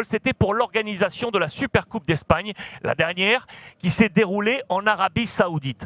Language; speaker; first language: French; native; French